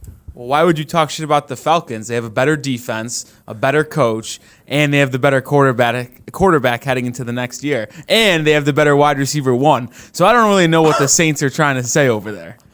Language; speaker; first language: English; native; English